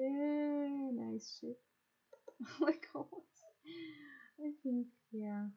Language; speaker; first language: English; non-native, learner; Russian